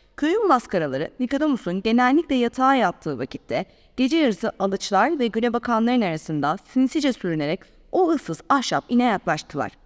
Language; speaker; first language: Turkish; native; Turkish